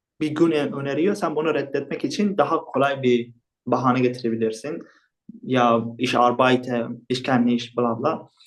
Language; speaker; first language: Turkish; non-native, fluent; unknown